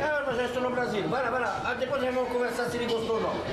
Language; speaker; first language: Portuguese; non-native, fluent; French